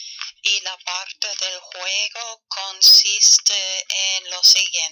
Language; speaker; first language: Spanish; non-native, fluent; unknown